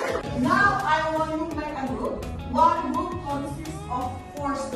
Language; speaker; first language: English; non-native, fluent; Indonesian